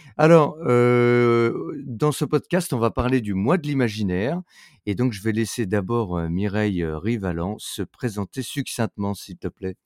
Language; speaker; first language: French; native; French